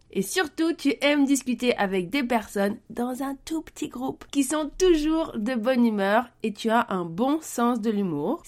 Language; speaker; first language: French; native; French